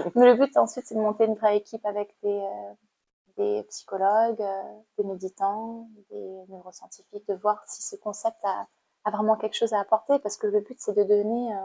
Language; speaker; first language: French; non-native, fluent; Khmer